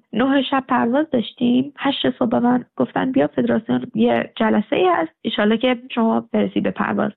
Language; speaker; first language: Persian; native; Persian